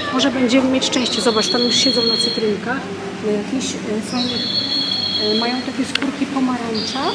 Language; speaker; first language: Polish; native; Polish